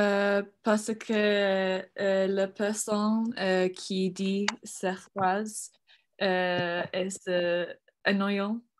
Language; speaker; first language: French; non-native, learner; English